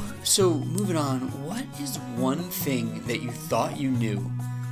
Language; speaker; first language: English; native; English